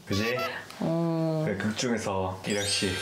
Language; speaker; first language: Korean; native; Korean